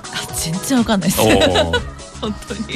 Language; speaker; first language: Japanese; native; Japanese